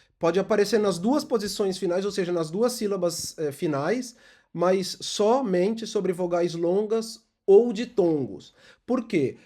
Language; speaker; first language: Portuguese; native; Portuguese